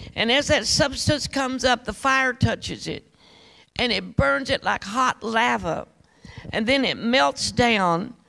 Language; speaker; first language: English; native; English